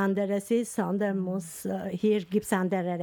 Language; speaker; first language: German; non-native, fluent; Albanian